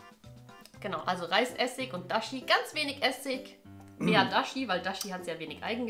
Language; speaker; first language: German; native; German